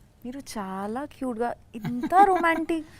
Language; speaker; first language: Telugu; non-native, learner; Bangla